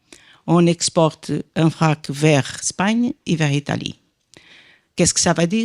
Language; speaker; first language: French; non-native, fluent; Portuguese